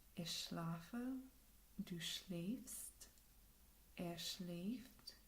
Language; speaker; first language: German; non-native, learner; English